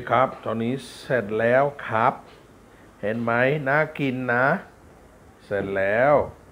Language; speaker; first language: Thai; non-native, fluent; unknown